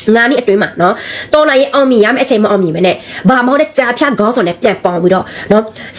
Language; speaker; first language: Burmese; non-native, local second language; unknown